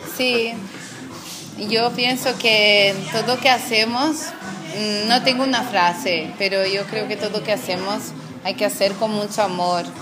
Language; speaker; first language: Spanish; non-native, fluent; Portuguese